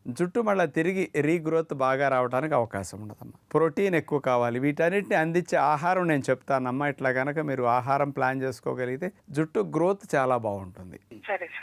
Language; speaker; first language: Telugu; native; Telugu